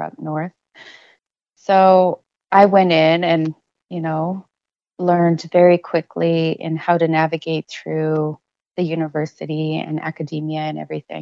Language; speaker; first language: English; non-native, local second language; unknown